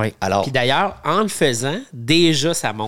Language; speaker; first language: French; native; French